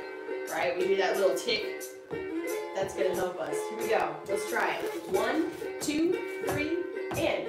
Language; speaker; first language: English; native; English